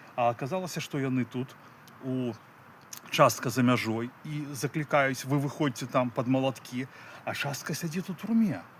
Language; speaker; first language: Russian; non-native, local second language; Belarusian